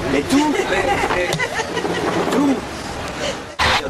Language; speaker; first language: French; native; French